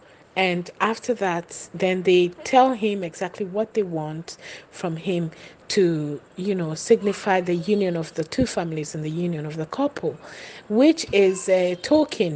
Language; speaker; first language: English; non-native, local second language; Ewe